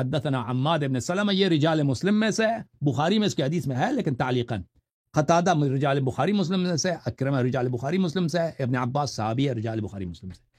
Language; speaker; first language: Urdu; non-native, local second language; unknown